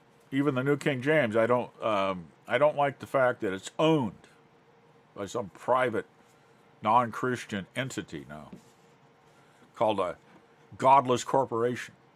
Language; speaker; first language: English; native; English